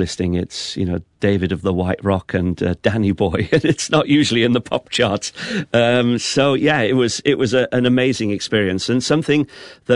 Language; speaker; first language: English; native; English